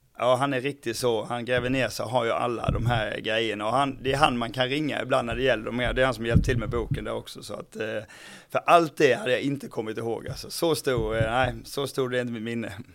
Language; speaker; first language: Swedish; native; Swedish